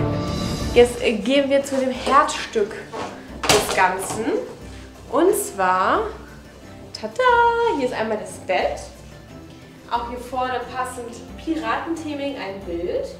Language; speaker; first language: German; native; German